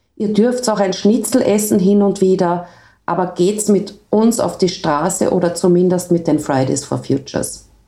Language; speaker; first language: German; native; German